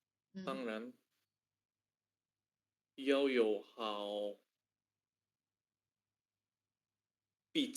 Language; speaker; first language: Chinese; non-native, learner; Indonesian